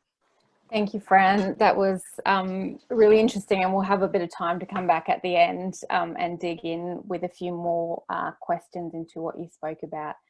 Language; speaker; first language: English; native; English